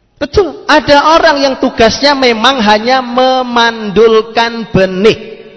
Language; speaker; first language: Indonesian; non-native, local second language; Javanese